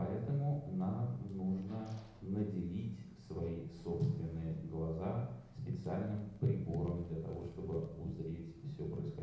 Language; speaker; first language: Russian; native; Russian